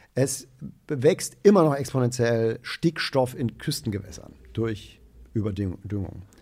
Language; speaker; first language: German; native; German